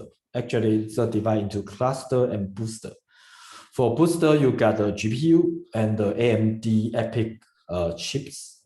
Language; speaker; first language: English; non-native, fluent; Chinese